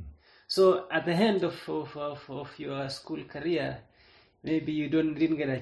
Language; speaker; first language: English; non-native, local second language; Kalenjin